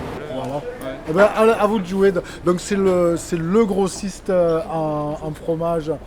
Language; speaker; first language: French; native; French